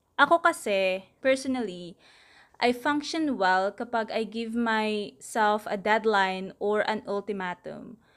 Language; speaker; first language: English; non-native, local second language; Filipino